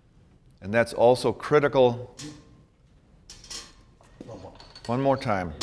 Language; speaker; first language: English; native; English